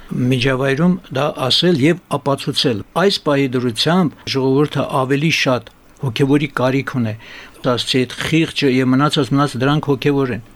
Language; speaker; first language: Armenian; native; Armenian